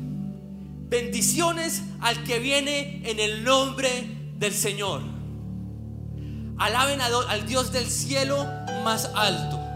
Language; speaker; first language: Spanish; native; Spanish